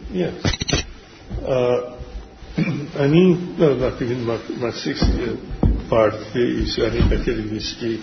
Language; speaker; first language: Russian; non-native, fluent; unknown